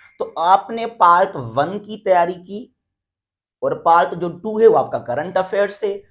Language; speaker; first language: Urdu; non-native, local second language; Sindhi